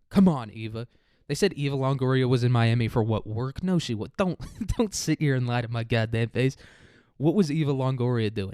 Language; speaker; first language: English; native; English